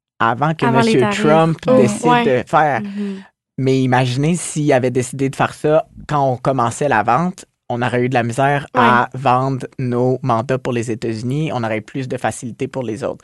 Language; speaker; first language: French; native; French